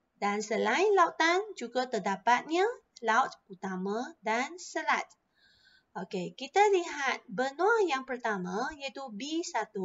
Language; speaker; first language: Malay; non-native, local second language; Chinese